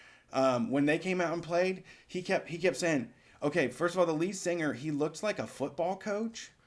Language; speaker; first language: English; native; English